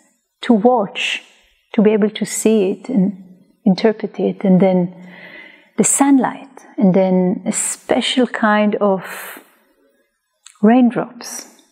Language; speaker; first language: English; non-native, fluent; Hebrew